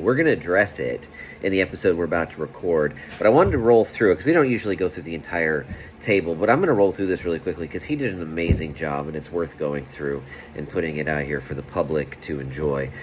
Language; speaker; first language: English; native; English